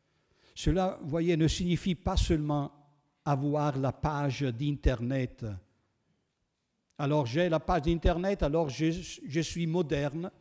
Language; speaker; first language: French; non-native, fluent; Italian